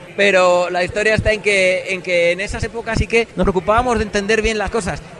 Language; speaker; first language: Spanish; native; Spanish